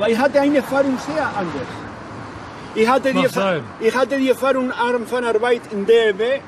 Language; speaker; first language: German; non-native, learner; Spanish